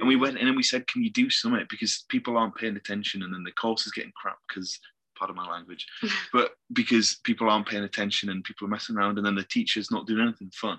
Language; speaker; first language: English; native; English